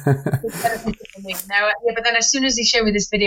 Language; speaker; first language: English; native; English